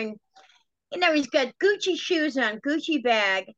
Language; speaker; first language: English; native; English